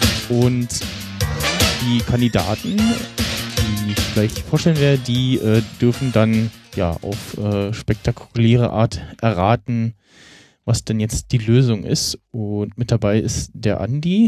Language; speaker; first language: German; native; German